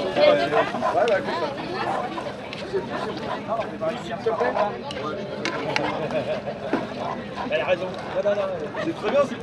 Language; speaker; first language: French; native; French